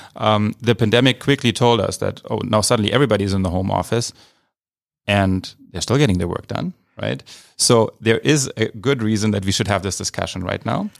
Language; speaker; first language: English; non-native, fluent; German